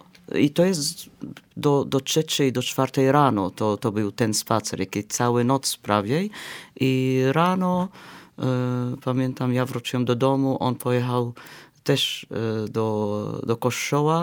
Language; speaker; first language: Polish; non-native, fluent; Arabic